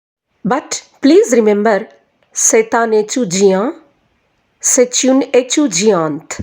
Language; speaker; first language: French; non-native, fluent; Telugu